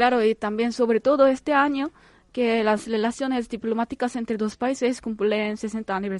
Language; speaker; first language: Spanish; non-native, fluent; Korean